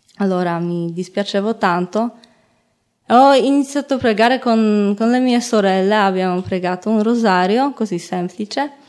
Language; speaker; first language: Italian; non-native, learner; Polish